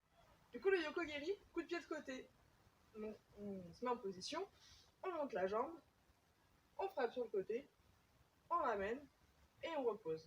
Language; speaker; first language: French; native; French